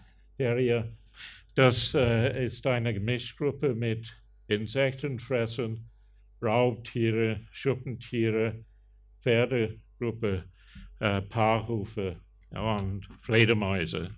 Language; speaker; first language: German; non-native, fluent; English